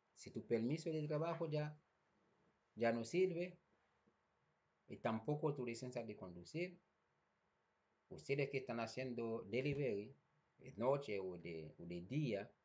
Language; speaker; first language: Spanish; non-native, fluent; Haitian Creole